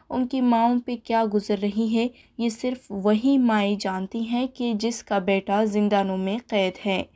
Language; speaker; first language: Urdu; non-native, local second language; Baluchi